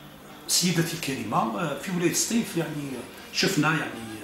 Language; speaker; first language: Arabic; native; Arabic